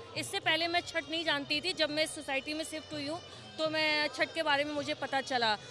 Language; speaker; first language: Hindi; native; Hindi